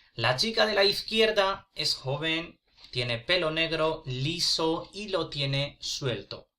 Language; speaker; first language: Spanish; non-native, fluent; Urdu